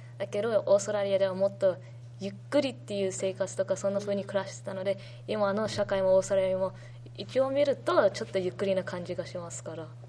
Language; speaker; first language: Japanese; early bilingual, heritage; Japanese